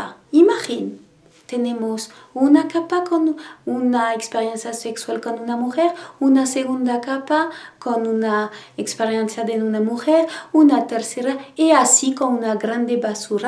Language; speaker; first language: Spanish; non-native, learner; French